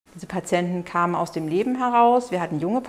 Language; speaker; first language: German; native; German